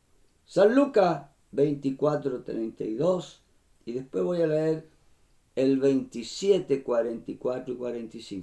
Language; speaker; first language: Spanish; native; Spanish